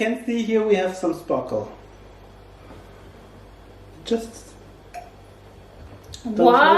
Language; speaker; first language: English; non-native, learner; German